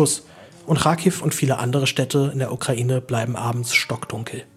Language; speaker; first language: German; native; German